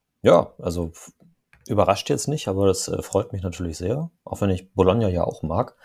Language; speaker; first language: German; native; German